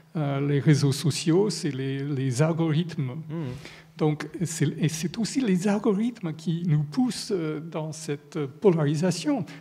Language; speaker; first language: French; non-native, fluent; English